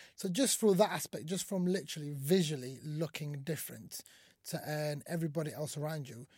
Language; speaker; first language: English; early bilingual, other home language; Somali